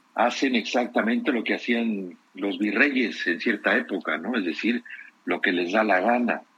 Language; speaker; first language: Spanish; native; Spanish